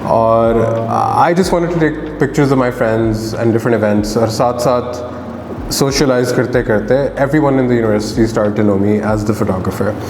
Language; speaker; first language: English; non-native, local second language; Urdu